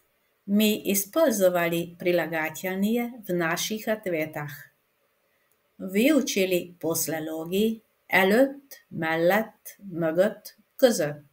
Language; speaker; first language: Russian; non-native, fluent; Hungarian